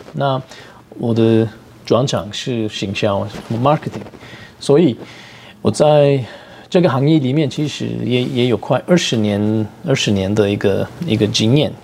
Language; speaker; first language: Chinese; non-native, fluent; Turkish